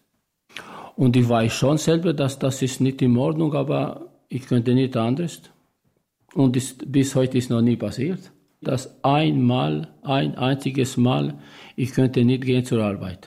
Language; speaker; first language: German; non-native, learner; Albanian